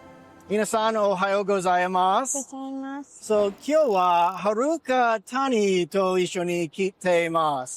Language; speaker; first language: Japanese; non-native, learner; English